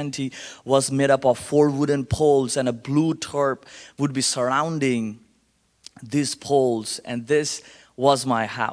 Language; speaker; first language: English; non-native, local second language; Bangla